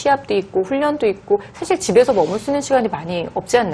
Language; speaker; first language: Korean; native; Korean